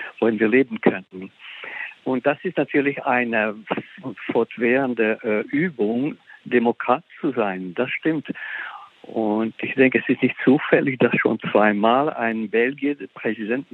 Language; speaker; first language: German; non-native, fluent; Dutch